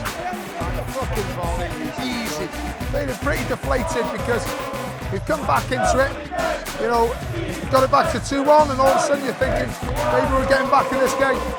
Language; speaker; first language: English; native; English